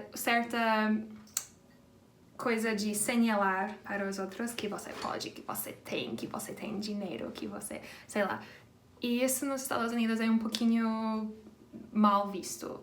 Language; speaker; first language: Portuguese; non-native, fluent; English